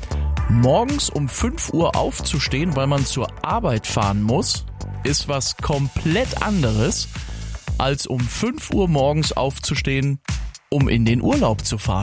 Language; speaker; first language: German; native; German